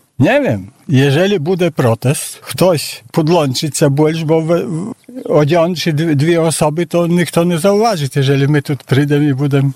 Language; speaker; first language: Polish; non-native, local second language; Belarusian